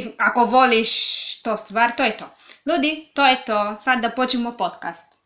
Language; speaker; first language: Serbian; non-native, learner; Swahili